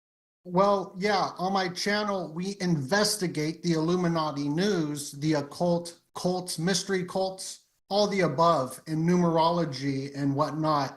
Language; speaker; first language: English; native; English